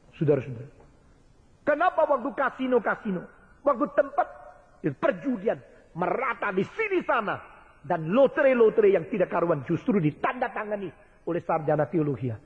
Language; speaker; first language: Indonesian; early bilingual, other home language; Chinese